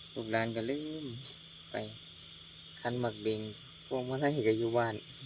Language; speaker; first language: Thai; native; Thai